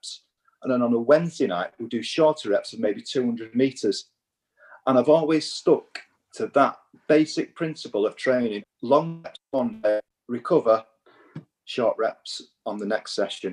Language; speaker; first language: English; native; English